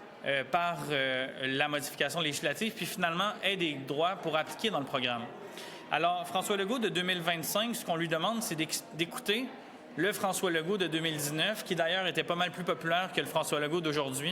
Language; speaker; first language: French; native; French